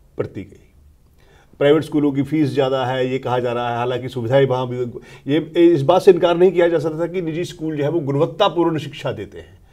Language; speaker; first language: Hindi; native; Hindi